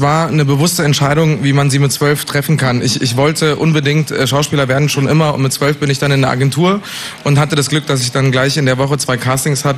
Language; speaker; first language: German; native; German